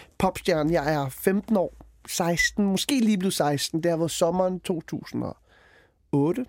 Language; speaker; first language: Danish; early bilingual, other home language; Arabic